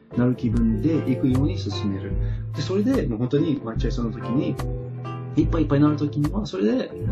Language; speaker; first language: Japanese; non-native, fluent; English